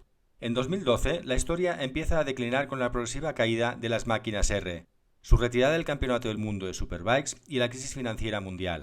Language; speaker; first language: Spanish; native; Spanish